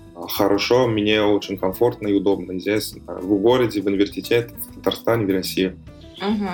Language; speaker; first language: Russian; non-native, fluent; Portuguese